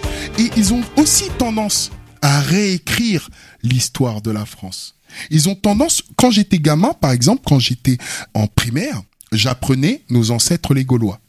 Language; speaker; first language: French; early bilingual, other home language; Wolof